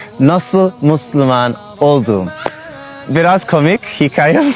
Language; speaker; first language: Turkish; non-native, learner; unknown